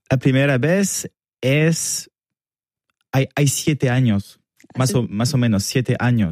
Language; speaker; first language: Spanish; non-native, learner; French